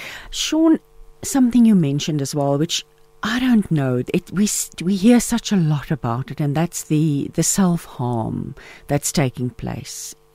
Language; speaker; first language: English; non-native, local second language; Afrikaans